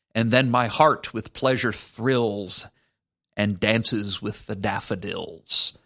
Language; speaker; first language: English; native; English